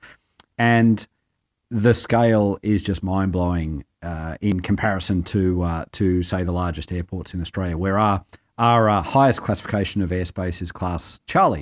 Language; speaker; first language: English; native; English